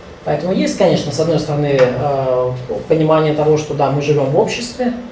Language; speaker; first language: Russian; native; Russian